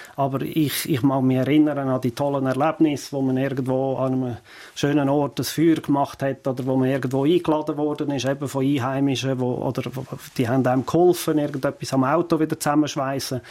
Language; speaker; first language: German; native; German